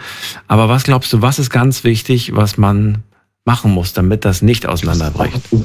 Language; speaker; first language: German; native; German